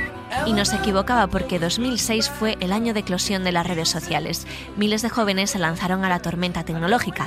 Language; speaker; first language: Spanish; native; Spanish